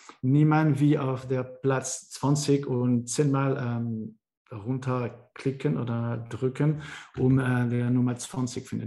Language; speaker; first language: German; non-native, learner; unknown